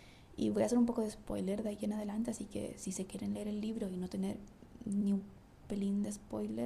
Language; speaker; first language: Spanish; native; Spanish